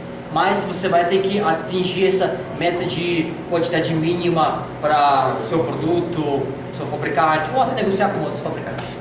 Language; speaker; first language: Portuguese; non-native, learner; Russian